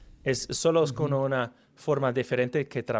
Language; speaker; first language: Spanish; non-native, fluent; English